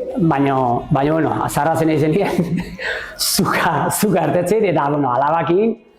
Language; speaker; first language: Basque; native; Basque